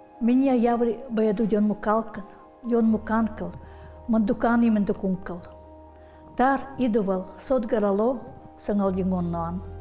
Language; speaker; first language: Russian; non-native, local second language; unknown